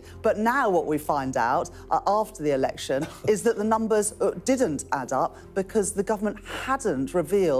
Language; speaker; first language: English; native; English